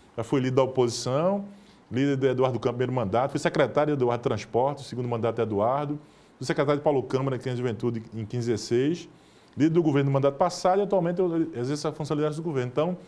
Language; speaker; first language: Portuguese; native; Portuguese